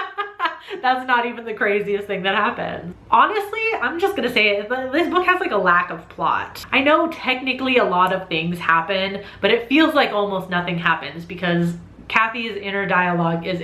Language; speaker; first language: English; native; English